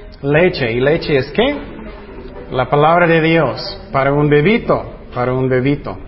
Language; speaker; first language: Spanish; non-native, fluent; English